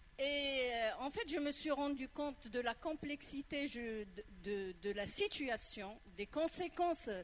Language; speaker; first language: French; non-native, local second language; Arabic